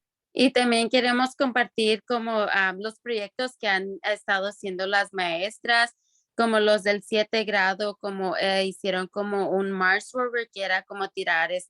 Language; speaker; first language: Spanish; early bilingual, other home language; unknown